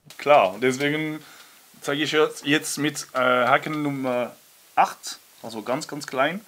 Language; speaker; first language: German; non-native, learner; French